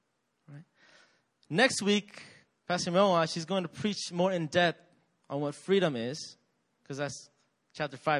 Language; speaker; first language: English; native; English